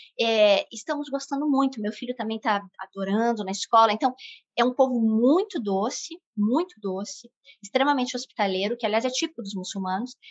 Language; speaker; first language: Portuguese; native; Portuguese